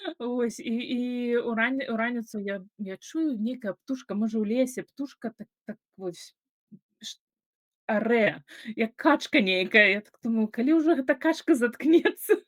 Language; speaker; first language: Belarusian; non-native, local second language; Russian